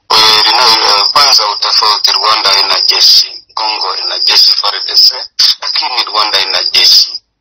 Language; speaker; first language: Swahili; non-native, local second language; Kinyarwanda